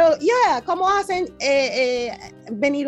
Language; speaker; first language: Spanish; non-native, learner; English